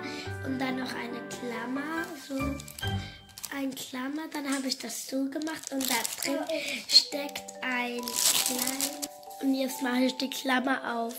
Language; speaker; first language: German; early bilingual, other home language; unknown